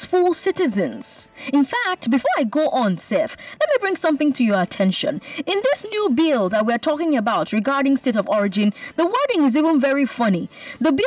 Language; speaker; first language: English; non-native, local second language; Igbo